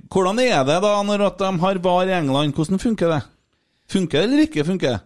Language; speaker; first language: Norwegian; native; Norwegian